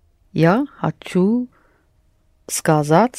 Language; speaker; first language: Russian; non-native, learner; English